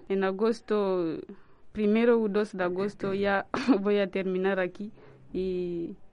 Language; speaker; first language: Spanish; non-native, learner; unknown